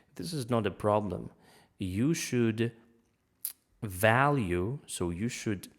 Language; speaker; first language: English; non-native, fluent; Russian